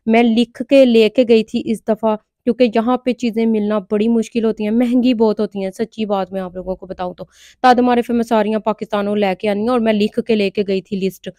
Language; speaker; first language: Urdu; non-native, local second language; Punjabi